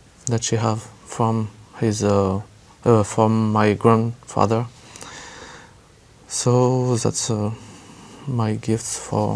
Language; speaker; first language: English; non-native, learner; French